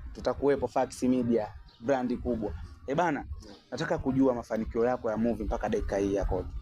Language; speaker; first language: Swahili; native; Swahili